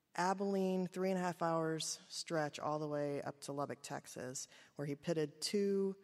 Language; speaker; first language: English; native; English